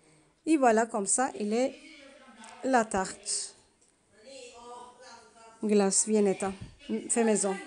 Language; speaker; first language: French; non-native, learner; Arabic